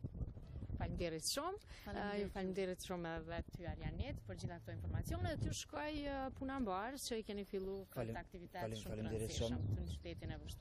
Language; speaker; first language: Albanian; native; Albanian